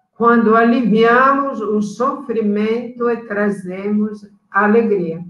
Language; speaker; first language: Portuguese; non-native, fluent; Italian